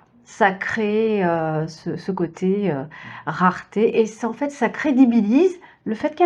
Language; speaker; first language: French; native; French